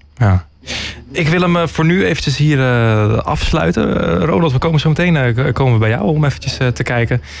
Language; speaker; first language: Dutch; native; Dutch